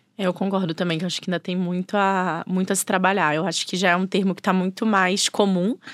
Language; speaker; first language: Portuguese; native; Portuguese